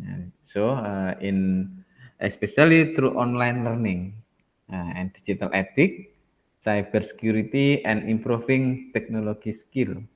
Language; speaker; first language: English; non-native, learner; Indonesian